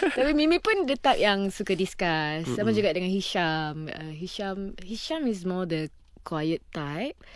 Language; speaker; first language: Malay; native; Malay